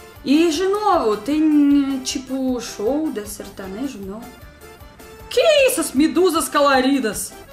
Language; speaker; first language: Portuguese; non-native, learner; Russian